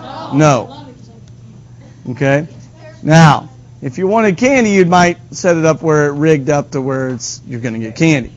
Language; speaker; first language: English; native; English